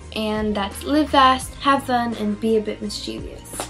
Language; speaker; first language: English; non-native, local second language; Filipino